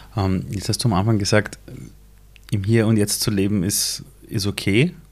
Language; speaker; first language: German; early bilingual, other home language; Persian